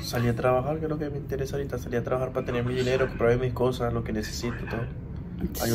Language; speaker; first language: Spanish; native; Spanish